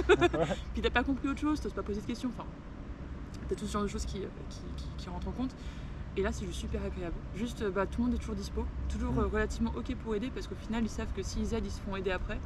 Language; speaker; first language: French; native; French